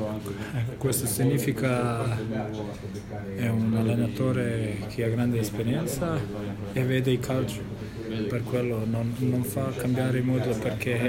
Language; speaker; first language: Italian; non-native, fluent; Bosnian